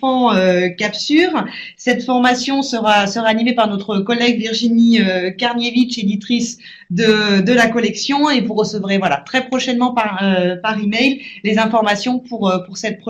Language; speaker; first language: French; native; French